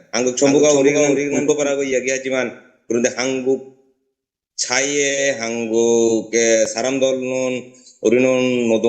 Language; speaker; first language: Korean; non-native, learner; Bangla